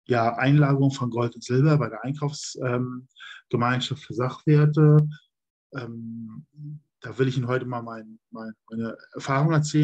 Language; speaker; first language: German; native; German